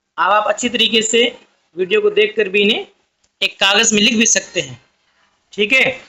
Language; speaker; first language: Urdu; native; Urdu